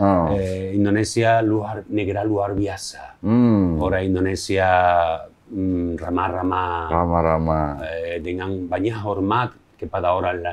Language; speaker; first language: Indonesian; non-native, learner; Spanish